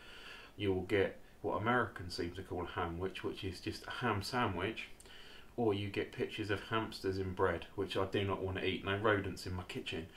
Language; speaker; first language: English; native; English